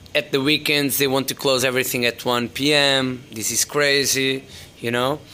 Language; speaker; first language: English; non-native, fluent; Portuguese